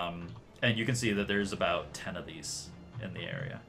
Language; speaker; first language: English; native; English